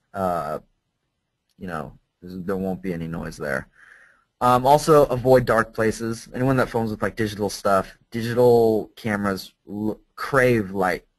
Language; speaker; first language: English; native; English